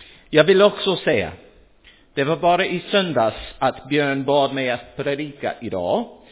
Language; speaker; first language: Swedish; non-native, fluent; English